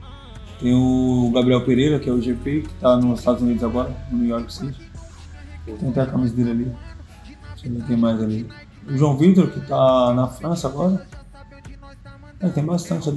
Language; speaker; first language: Portuguese; native; Portuguese